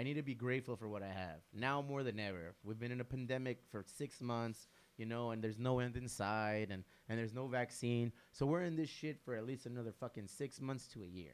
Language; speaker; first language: English; early bilingual, other home language; Spanish